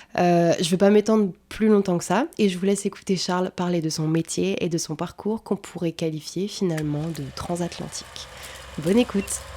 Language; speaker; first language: French; native; French